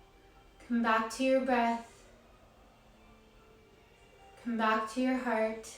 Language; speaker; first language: English; native; English